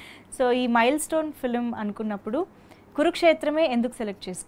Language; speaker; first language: Telugu; native; Telugu